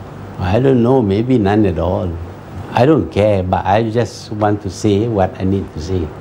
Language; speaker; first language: English; non-native, local second language; Malay